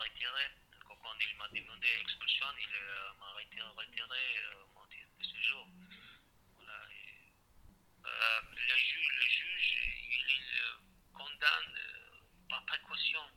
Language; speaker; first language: French; non-native, learner; Chechen